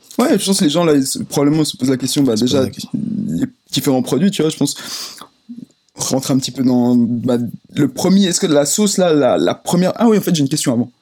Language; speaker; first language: French; native; French